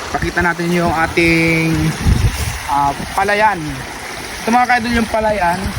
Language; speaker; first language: Filipino; non-native, local second language; Bikol